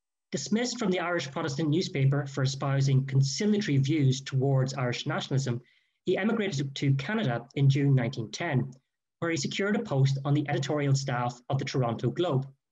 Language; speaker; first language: English; native; English